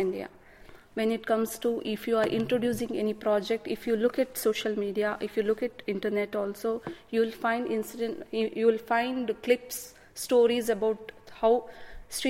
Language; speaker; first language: English; non-native, local second language; Kannada